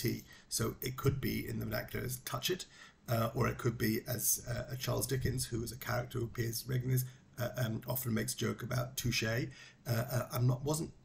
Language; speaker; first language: English; native; English